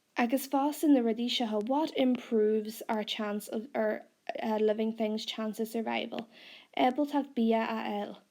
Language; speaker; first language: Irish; non-native, local second language; English